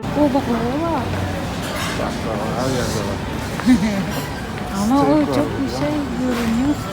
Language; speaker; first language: Turkish; non-native, learner; Indonesian